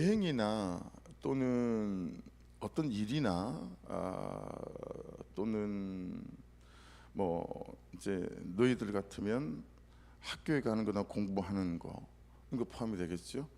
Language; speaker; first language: Korean; native; Korean